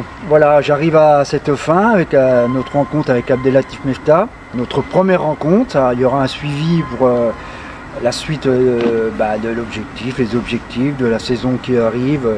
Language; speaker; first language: French; native; French